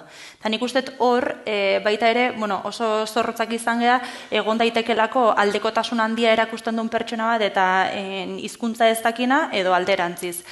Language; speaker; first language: Basque; native; Basque